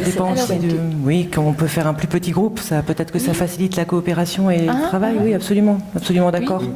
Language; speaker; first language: French; native; French